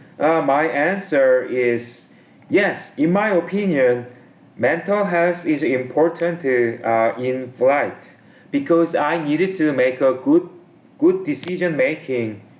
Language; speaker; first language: English; non-native, learner; Korean